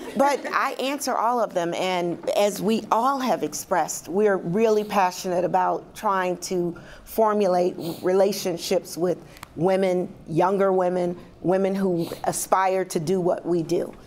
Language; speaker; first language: English; native; English